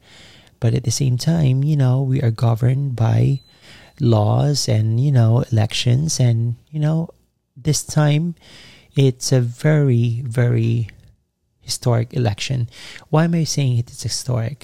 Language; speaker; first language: English; non-native, local second language; Filipino